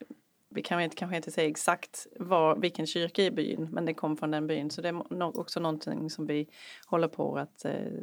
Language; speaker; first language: Swedish; non-native, fluent; English